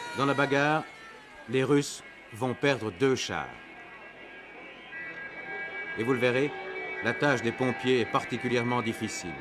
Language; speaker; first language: French; native; French